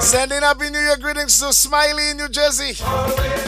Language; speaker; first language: English; native; English